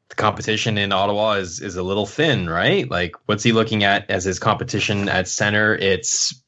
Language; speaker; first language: English; native; English